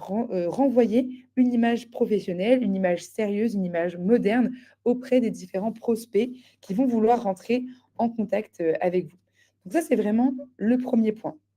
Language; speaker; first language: French; native; French